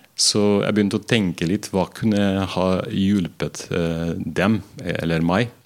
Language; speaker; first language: Norwegian; non-native, fluent; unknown